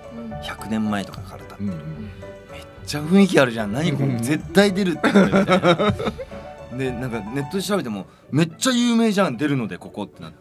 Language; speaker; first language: Japanese; native; Japanese